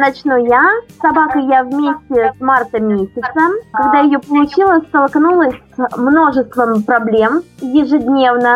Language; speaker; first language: Russian; native; Russian